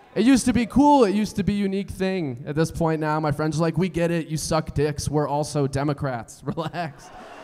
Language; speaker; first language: English; native; English